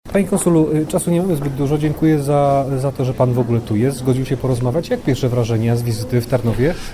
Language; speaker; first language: Polish; native; Polish